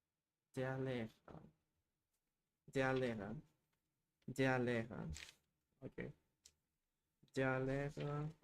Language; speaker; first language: German; non-native, learner; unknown